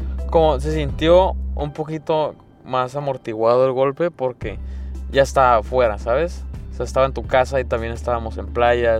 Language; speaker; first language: Spanish; early bilingual, heritage; Spanish